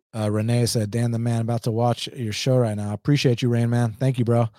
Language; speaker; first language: English; early bilingual, other home language; Spanish